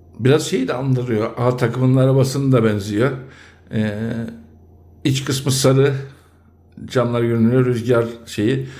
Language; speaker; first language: Turkish; native; Turkish